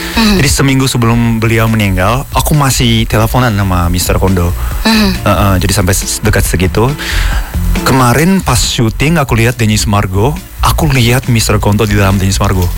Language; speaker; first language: Indonesian; non-native, fluent; Japanese